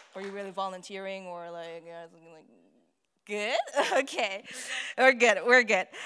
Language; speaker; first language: English; non-native, fluent; Korean